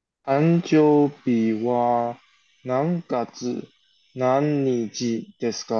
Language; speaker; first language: Japanese; non-native, learner; Chinese